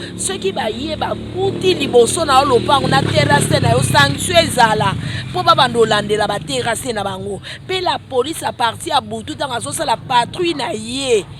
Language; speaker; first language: Lingala; native; Lingala